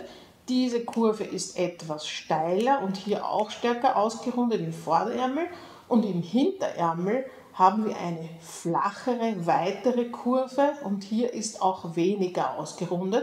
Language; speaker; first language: German; native; German